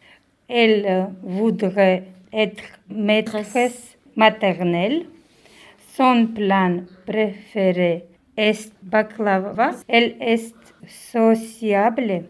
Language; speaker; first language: French; non-native, learner; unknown